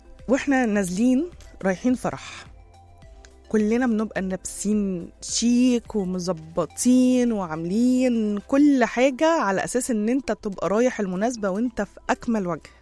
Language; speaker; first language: Arabic; native; Arabic